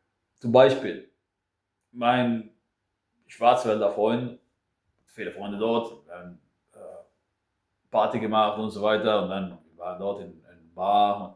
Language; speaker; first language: German; non-native, fluent; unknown